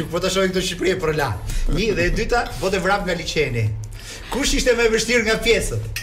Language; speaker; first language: Albanian; native; Albanian